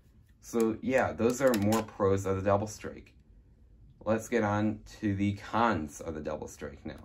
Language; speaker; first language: English; native; English